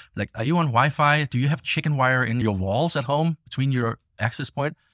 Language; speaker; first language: English; non-native, fluent; Danish